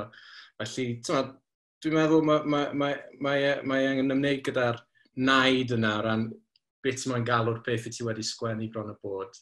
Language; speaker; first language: Welsh; native; Welsh